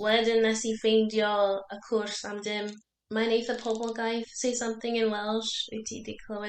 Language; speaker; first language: Welsh; non-native, learner; English